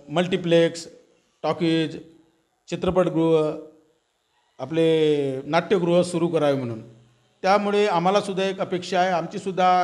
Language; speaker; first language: Marathi; native; Marathi